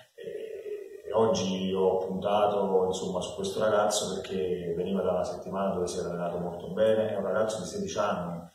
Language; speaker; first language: Italian; native; Italian